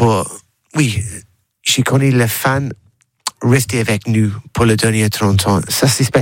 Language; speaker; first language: French; non-native, learner; English